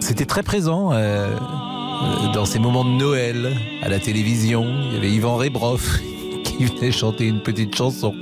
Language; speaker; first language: French; native; French